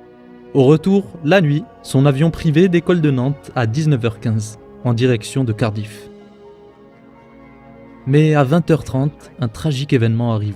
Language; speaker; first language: French; native; French